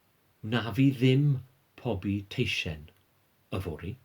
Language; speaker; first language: Welsh; non-native, fluent; English